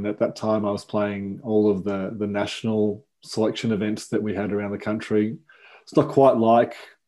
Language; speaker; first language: English; native; English